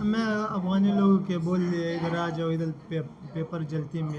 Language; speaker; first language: Hindi; non-native, learner; Pashto